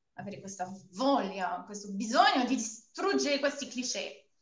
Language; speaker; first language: Italian; non-native, fluent; French